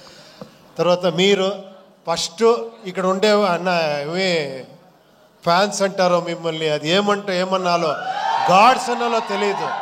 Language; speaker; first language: Telugu; non-native, fluent; Kannada